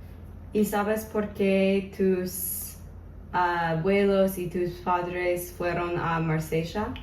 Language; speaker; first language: Spanish; non-native, learner; English